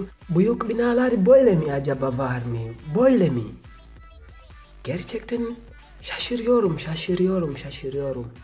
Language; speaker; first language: Turkish; non-native, learner; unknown